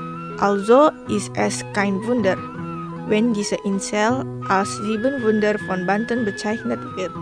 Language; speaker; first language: German; non-native, fluent; Indonesian